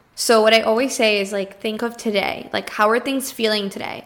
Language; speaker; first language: English; early bilingual, other home language; Portuguese